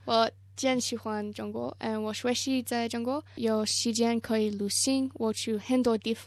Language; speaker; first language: Chinese; non-native, learner; English